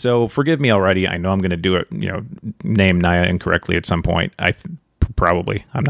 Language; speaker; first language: English; native; English